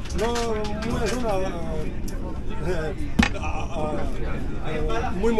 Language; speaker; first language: Spanish; non-native, learner; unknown